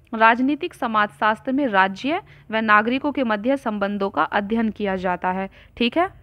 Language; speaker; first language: Hindi; native; Hindi